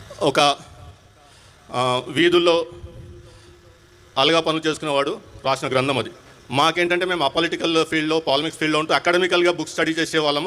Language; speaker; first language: Telugu; non-native, local second language; Hindi